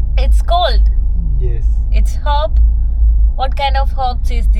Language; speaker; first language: English; non-native, local second language; Malayalam